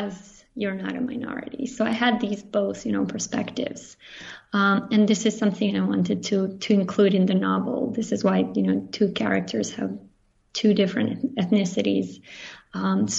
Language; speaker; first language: English; non-native, fluent; Bosnian